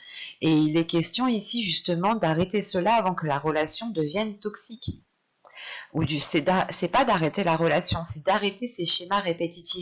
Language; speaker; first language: French; native; French